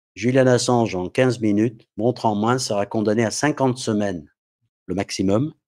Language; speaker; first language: French; non-native, fluent; English